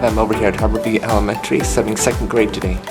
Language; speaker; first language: English; native; English